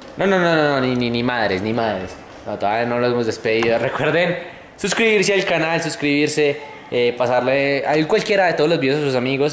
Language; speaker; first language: Spanish; native; Spanish